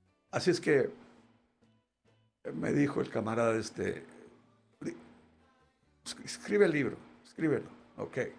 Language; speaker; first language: Spanish; early bilingual, heritage; Spanish